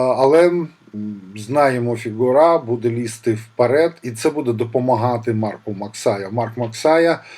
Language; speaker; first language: Ukrainian; non-native, local second language; Russian